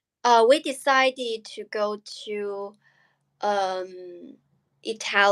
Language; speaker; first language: English; non-native, learner; Chinese